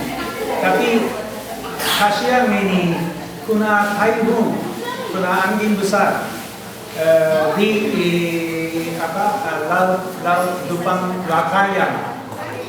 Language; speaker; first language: Indonesian; non-native, fluent; Japanese